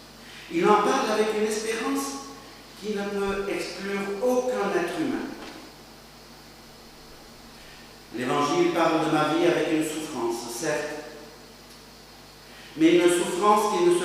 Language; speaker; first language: French; native; French